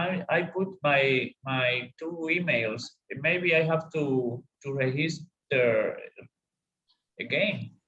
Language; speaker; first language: English; non-native, learner; Spanish